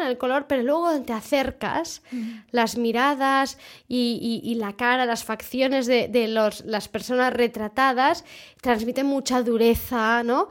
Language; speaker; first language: Spanish; non-native, local second language; Catalan